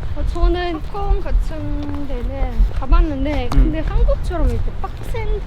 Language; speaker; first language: Korean; non-native, fluent; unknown